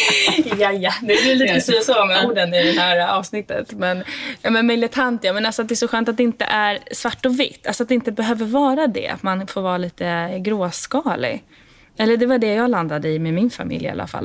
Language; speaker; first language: Swedish; native; Swedish